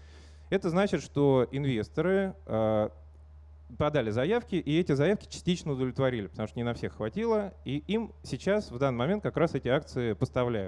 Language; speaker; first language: Russian; native; Russian